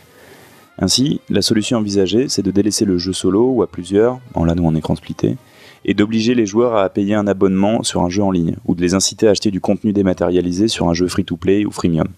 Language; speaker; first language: French; native; French